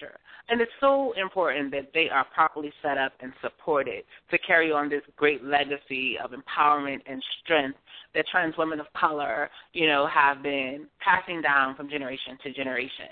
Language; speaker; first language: English; native; English